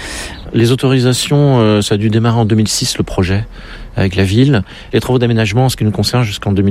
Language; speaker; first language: French; native; French